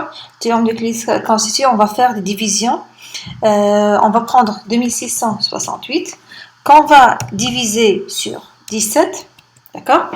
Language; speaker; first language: French; non-native, local second language; Arabic